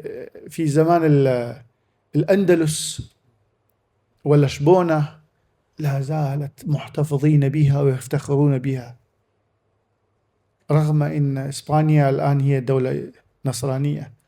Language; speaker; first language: Arabic; native; Arabic